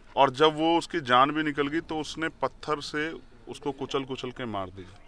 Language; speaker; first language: Hindi; native; Hindi